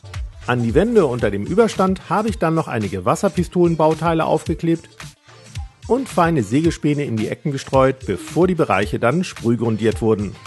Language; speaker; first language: German; native; German